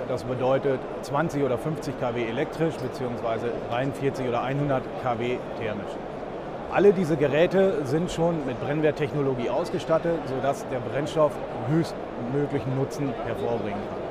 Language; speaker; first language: German; native; German